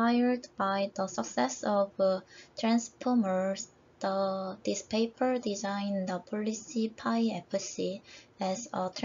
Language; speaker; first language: English; non-native, fluent; Korean